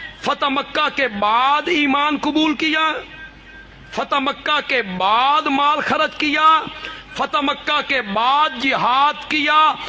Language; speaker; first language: Urdu; non-native, local second language; Punjabi